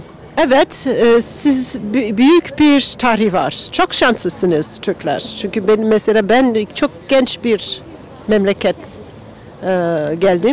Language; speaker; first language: Turkish; non-native, learner; English